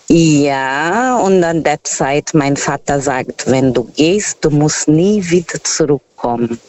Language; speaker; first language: German; non-native, fluent; Portuguese